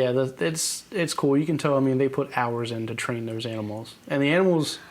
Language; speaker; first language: English; native; English